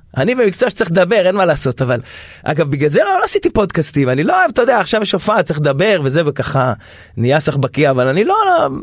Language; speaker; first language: Hebrew; native; Hebrew